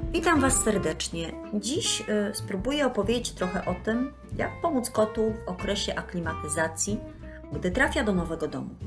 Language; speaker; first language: Polish; native; Polish